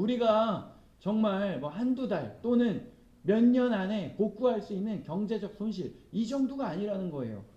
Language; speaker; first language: Korean; native; Korean